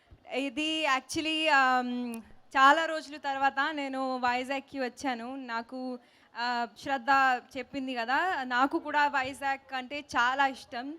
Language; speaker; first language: Telugu; non-native, learner; Hindi